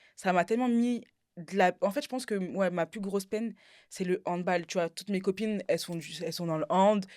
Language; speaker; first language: French; native; French